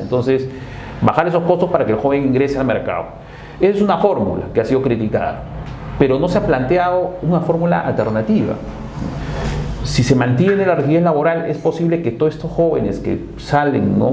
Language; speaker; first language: Spanish; native; Spanish